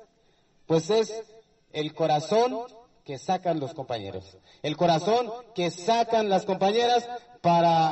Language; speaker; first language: Spanish; non-native, local second language; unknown